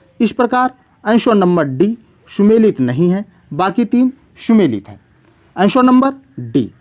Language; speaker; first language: Hindi; native; Hindi